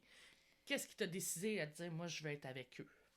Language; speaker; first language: French; native; French